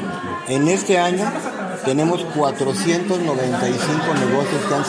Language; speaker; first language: Spanish; native; Spanish